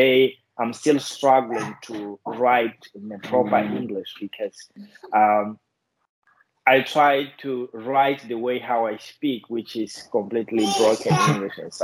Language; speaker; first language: English; non-native, fluent; Portuguese